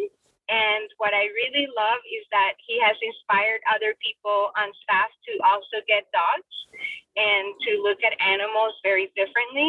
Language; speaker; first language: English; non-native, fluent; Spanish